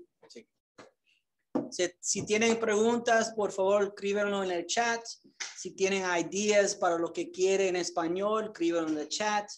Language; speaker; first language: Spanish; early bilingual, other home language; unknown